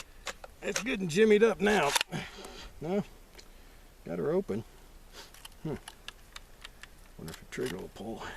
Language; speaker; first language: English; native; English